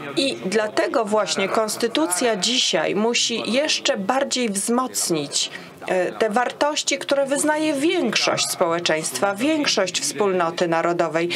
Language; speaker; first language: Polish; non-native, fluent; Italian